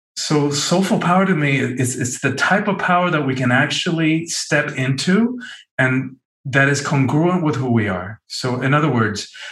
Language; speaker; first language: English; early bilingual, other home language; Spanish